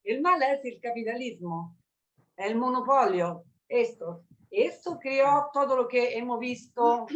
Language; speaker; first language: Spanish; non-native, learner; Italian